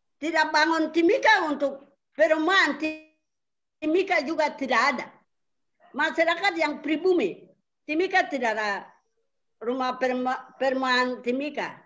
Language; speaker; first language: Indonesian; non-native, local second language; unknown